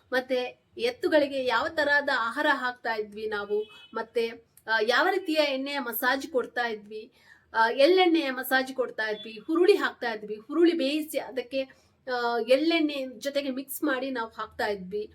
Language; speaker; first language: Kannada; non-native, local second language; Tulu